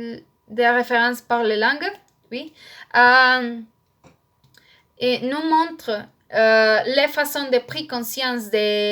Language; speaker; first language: French; non-native, learner; Spanish